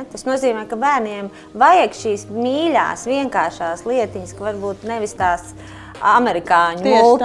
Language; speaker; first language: Latvian; native; Latvian